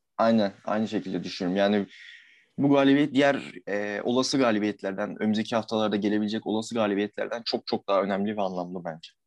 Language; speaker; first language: Turkish; native; Turkish